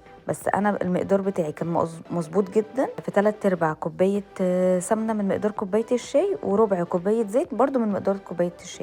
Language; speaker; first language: Arabic; native; Arabic